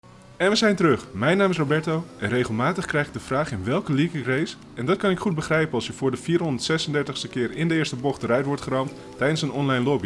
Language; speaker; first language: Dutch; native; Dutch